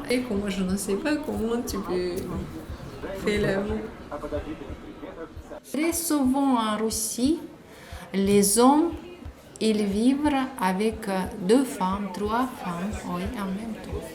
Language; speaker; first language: French; non-native, learner; Russian